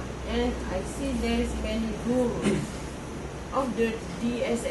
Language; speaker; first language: English; non-native, fluent; Indonesian